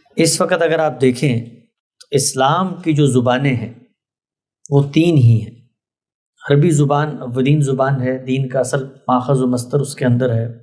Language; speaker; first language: Urdu; native; Urdu